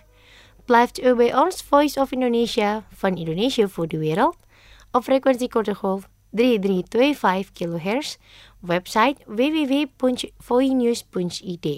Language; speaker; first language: Dutch; non-native, fluent; Indonesian